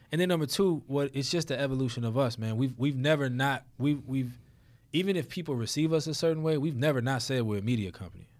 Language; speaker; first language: English; native; English